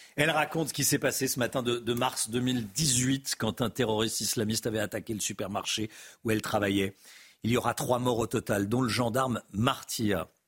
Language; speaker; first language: French; native; French